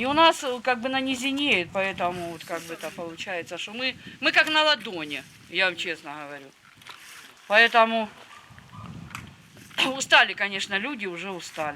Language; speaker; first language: Russian; native; Russian